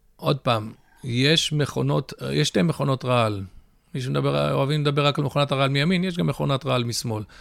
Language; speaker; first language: Hebrew; early bilingual, other home language; English